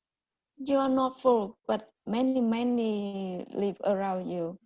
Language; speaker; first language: English; non-native, learner; Vietnamese